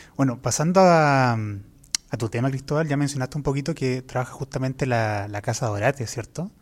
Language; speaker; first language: Spanish; native; Spanish